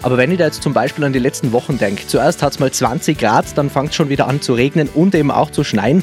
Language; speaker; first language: German; native; German